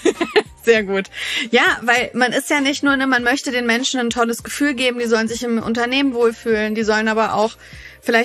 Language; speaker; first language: German; native; German